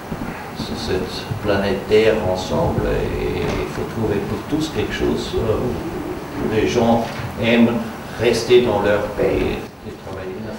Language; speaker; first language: French; non-native, fluent; German